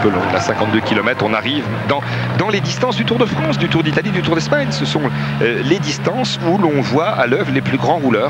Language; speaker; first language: French; native; French